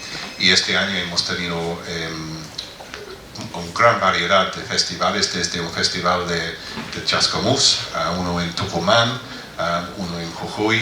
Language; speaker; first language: Spanish; non-native, fluent; English